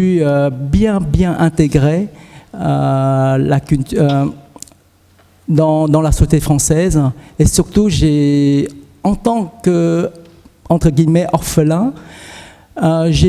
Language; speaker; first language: French; early bilingual, other home language; Vietnamese